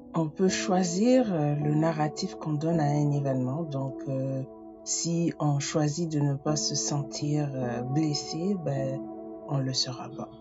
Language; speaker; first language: French; native; French